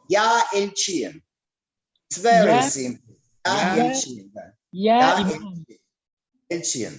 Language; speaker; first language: English; non-native, learner; Russian